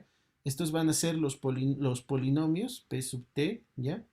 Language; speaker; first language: Spanish; native; Spanish